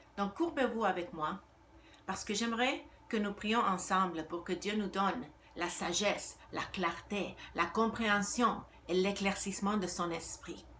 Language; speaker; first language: French; non-native, fluent; Spanish